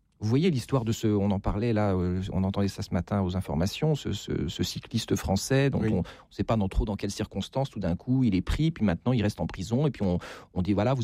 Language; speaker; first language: French; native; French